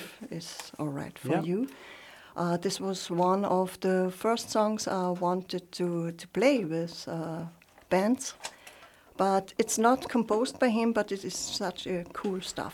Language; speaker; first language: English; non-native, fluent; German